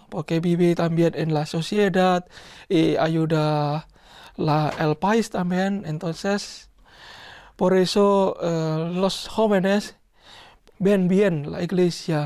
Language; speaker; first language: Spanish; non-native, learner; Indonesian